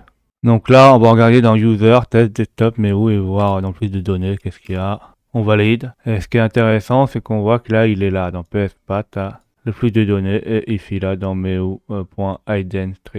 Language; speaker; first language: French; native; French